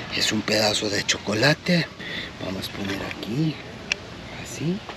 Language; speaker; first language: Spanish; non-native, learner; English